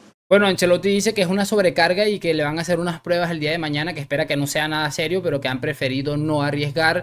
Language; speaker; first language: Spanish; native; Spanish